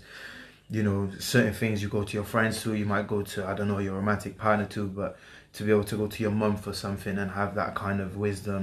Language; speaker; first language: English; native; English